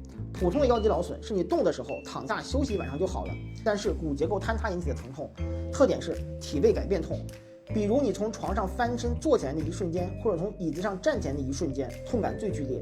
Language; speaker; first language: Chinese; native; Chinese